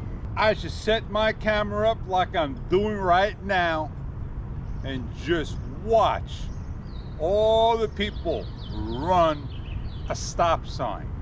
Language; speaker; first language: English; native; English